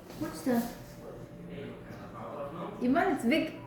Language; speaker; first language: English; non-native, learner; Arabic